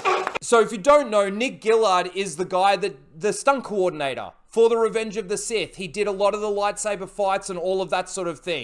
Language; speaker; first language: English; native; English